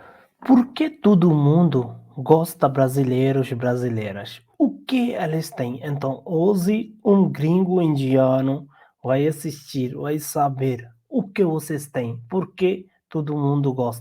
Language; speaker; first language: Portuguese; non-native, learner; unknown